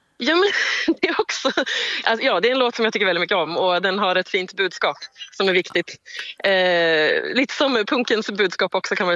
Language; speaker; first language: Swedish; native; Swedish